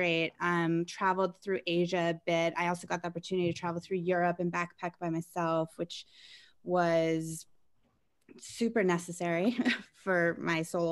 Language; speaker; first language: English; native; English